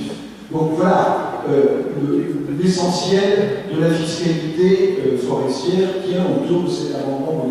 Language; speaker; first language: French; native; French